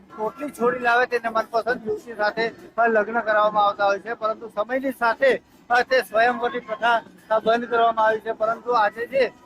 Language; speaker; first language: Gujarati; native; Gujarati